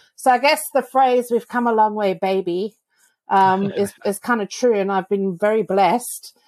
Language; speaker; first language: English; native; English